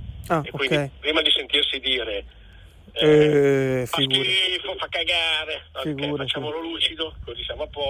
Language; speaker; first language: Italian; native; Italian